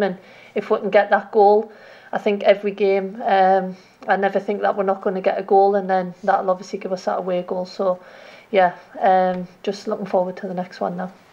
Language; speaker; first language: English; native; English